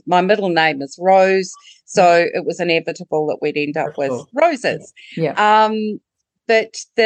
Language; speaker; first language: English; native; English